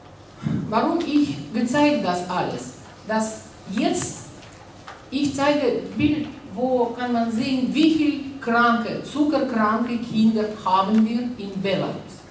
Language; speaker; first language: German; non-native, learner; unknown